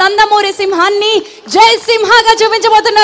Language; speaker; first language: Telugu; native; Telugu